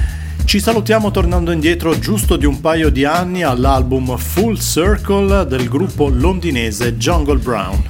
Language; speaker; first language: Italian; native; Italian